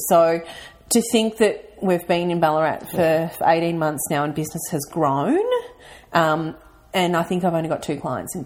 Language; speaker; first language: English; native; English